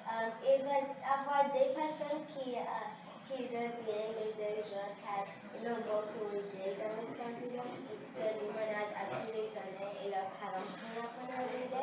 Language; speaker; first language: French; early bilingual, other home language; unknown